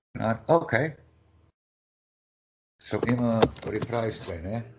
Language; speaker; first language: Japanese; non-native, learner; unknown